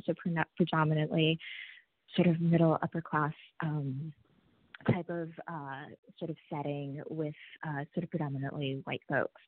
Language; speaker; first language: English; native; English